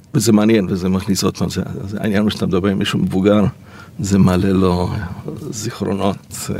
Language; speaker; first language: Hebrew; early bilingual, other home language; Polish